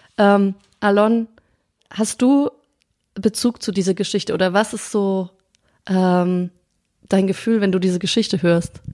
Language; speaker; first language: German; native; German